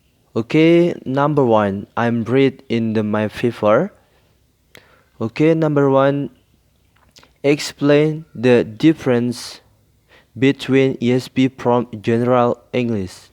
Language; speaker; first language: English; non-native, learner; Indonesian